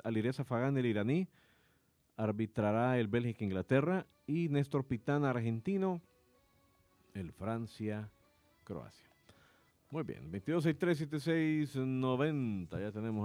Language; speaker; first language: Spanish; native; Spanish